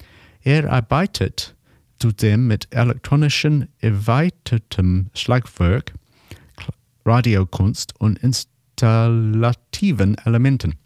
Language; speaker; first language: German; non-native, learner; English